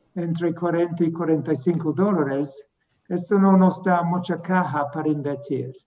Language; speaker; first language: Spanish; non-native, fluent; English